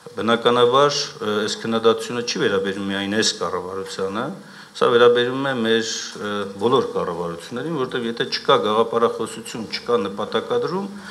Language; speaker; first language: Armenian; native; Armenian